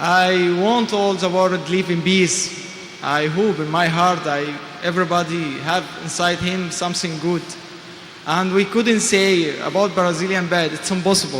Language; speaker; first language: English; non-native, fluent; Arabic